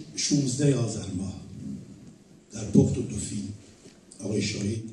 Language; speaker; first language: Persian; native; Persian